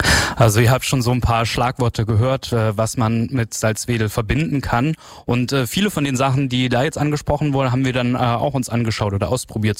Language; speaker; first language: German; native; German